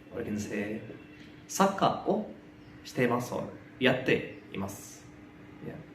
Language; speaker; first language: Japanese; non-native, fluent; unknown